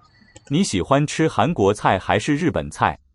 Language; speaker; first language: Chinese; non-native, learner; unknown